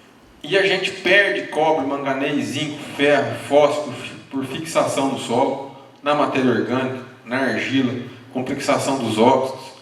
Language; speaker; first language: Portuguese; native; Portuguese